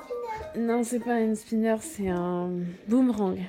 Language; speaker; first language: French; native; French